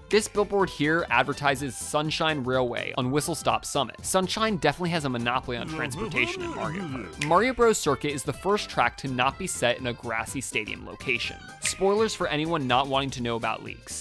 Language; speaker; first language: English; native; English